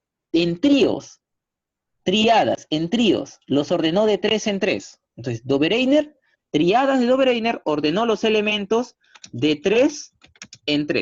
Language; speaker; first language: Spanish; native; Spanish